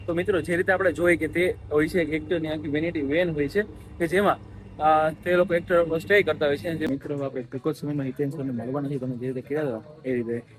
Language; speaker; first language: Gujarati; native; Gujarati